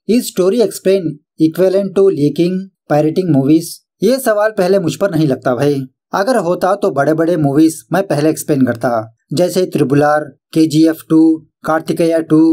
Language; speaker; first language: Hindi; non-native, local second language; Urdu